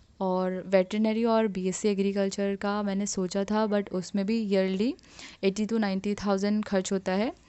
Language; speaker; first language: Hindi; non-native, local second language; Assamese